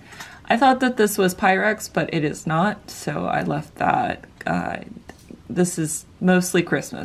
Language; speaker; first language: English; native; English